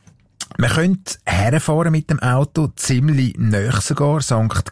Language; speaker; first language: German; native; German